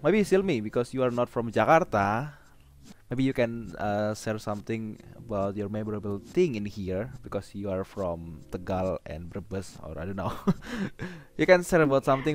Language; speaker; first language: English; non-native, learner; Indonesian